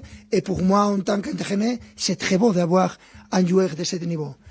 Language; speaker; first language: French; non-native, fluent; Spanish